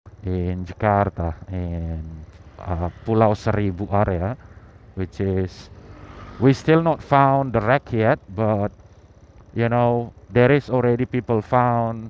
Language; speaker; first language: English; non-native, learner; Indonesian